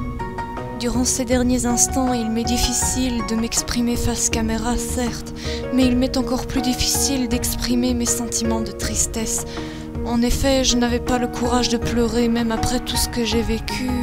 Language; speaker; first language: French; native; French